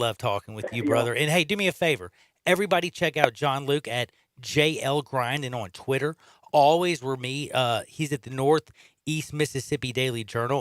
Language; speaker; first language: English; native; English